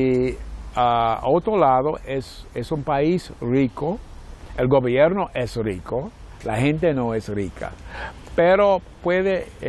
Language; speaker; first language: Spanish; non-native, fluent; Portuguese